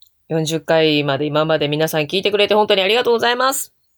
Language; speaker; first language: Japanese; native; Japanese